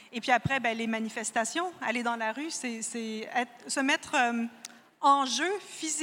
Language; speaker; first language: French; native; French